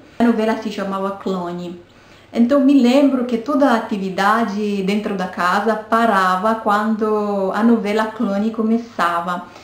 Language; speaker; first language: Portuguese; non-native, fluent; Romanian